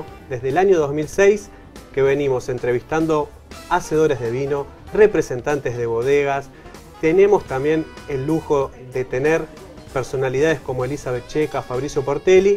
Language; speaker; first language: Spanish; native; Spanish